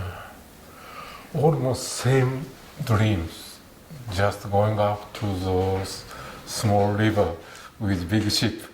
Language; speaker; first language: English; non-native, learner; Japanese